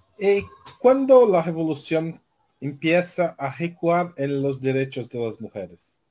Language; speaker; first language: Spanish; non-native, learner; Portuguese